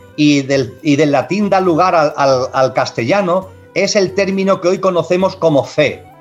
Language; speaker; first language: Spanish; native; Spanish